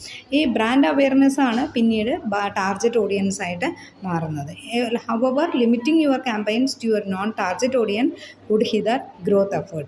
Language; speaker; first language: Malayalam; native; Malayalam